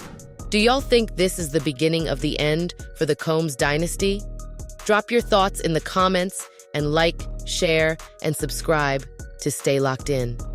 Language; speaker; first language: English; native; English